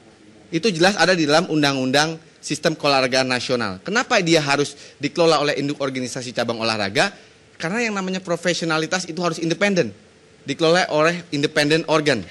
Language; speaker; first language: Indonesian; native; Indonesian